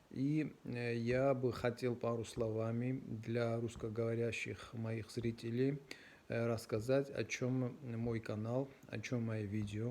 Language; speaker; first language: Russian; non-native, local second language; Georgian